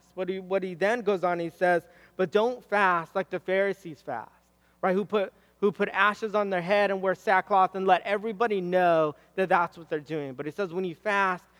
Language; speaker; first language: English; native; English